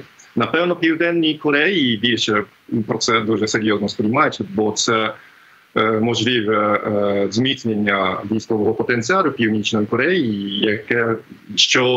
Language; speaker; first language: Ukrainian; non-native, fluent; Japanese